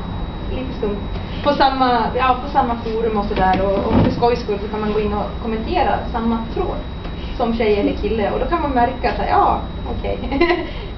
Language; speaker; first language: Swedish; native; Swedish